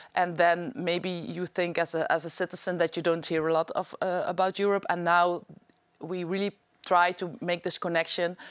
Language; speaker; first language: English; non-native, fluent; Dutch